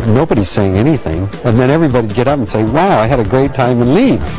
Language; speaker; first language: English; native; English